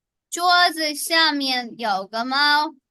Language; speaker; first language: Chinese; non-native, fluent; Urdu